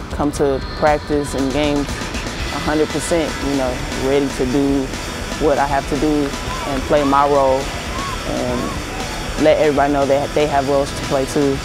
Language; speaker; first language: English; native; English